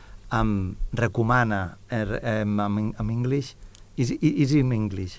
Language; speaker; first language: English; non-native, learner; Catalan